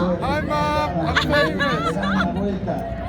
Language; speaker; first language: English; non-native, learner; Korean